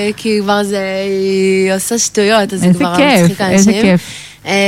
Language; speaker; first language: Hebrew; native; Hebrew